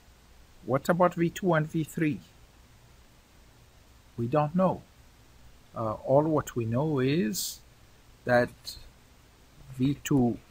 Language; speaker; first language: English; non-native, fluent; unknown